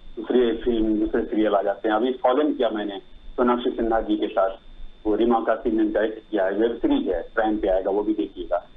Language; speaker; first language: Hindi; non-native, local second language; Maithili